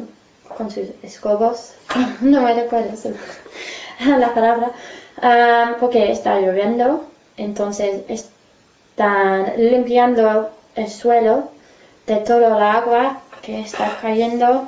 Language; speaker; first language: Spanish; non-native, fluent; English